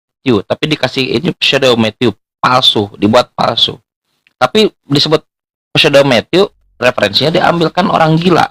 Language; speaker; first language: Indonesian; native; Indonesian